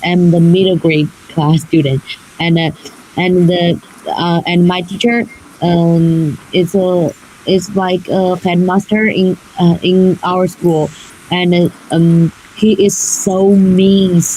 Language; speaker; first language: English; non-native, learner; Chinese